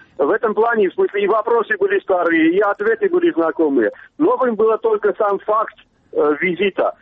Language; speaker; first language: Russian; non-native, local second language; Armenian